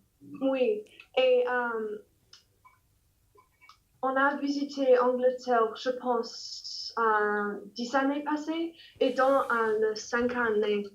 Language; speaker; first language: French; non-native, learner; English